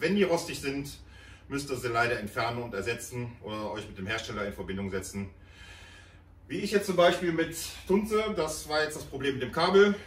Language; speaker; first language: German; native; German